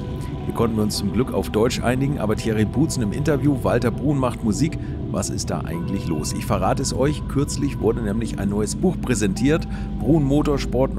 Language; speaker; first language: German; native; German